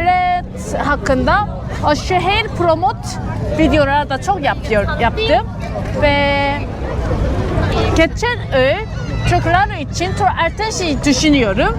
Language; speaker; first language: Turkish; non-native, learner; Korean